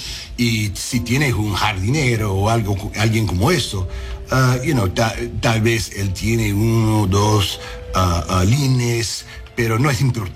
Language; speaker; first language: Spanish; non-native, learner; English